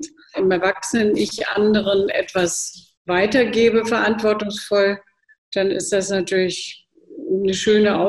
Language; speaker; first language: German; native; German